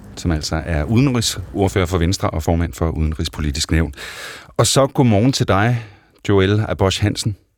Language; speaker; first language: Danish; native; Danish